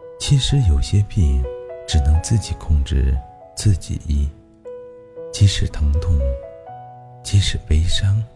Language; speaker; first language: Chinese; native; Chinese